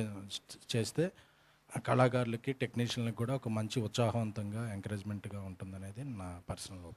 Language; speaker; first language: Telugu; native; Telugu